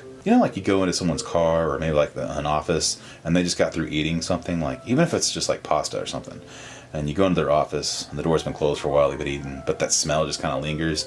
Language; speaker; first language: English; native; English